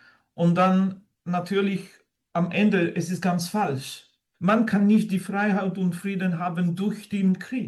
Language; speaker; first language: German; non-native, learner; French